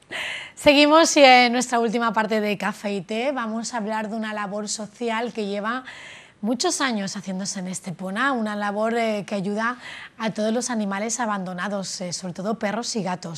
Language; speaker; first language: Spanish; native; Spanish